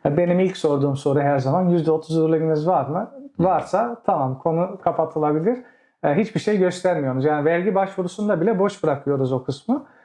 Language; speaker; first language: Turkish; early bilingual, heritage; Turkish